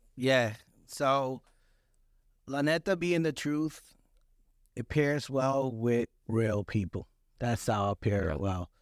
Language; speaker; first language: English; early bilingual, other home language; Spanish